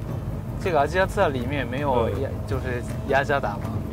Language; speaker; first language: Chinese; non-native, fluent; Japanese